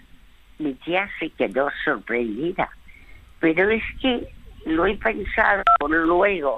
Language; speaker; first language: Spanish; early bilingual, other home language; French